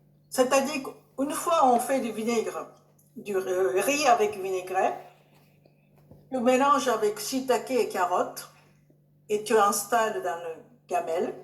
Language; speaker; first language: French; non-native, learner; Japanese